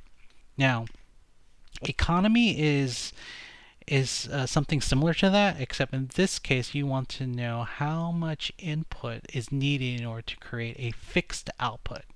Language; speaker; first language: English; native; English